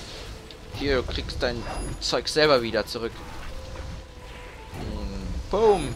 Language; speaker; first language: German; native; German